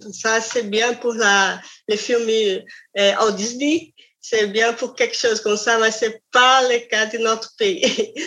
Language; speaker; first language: French; non-native, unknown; Portuguese